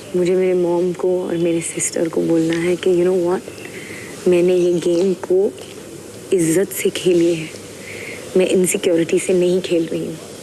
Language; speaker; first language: Hindi; native; Hindi